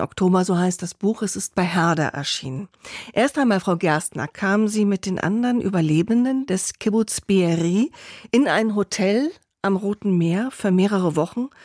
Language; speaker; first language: German; native; German